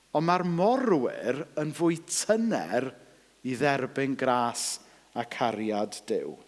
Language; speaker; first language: Welsh; native; Welsh